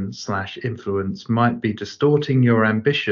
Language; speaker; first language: English; native; English